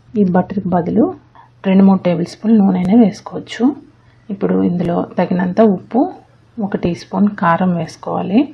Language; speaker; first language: Telugu; native; Telugu